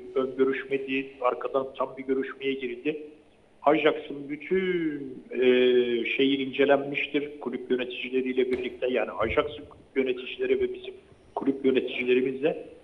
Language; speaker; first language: Turkish; native; Turkish